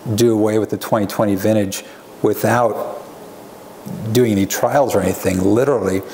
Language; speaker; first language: English; native; English